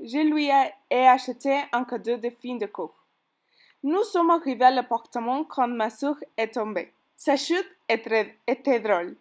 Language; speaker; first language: French; non-native, learner; Spanish